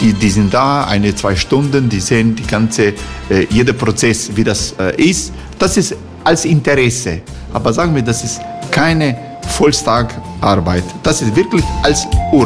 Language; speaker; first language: German; non-native, fluent; Croatian